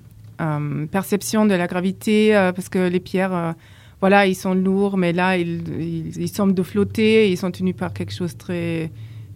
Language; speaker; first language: French; non-native, fluent; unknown